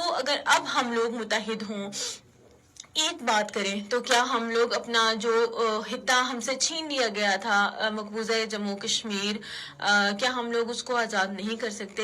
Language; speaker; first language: Urdu; non-native, local second language; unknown